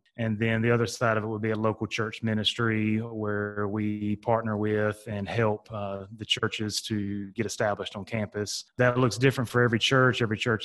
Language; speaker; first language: English; native; English